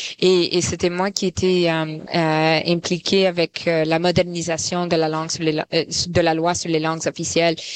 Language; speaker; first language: French; non-native, local second language; English